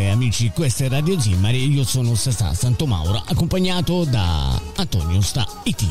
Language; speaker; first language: Italian; native; Italian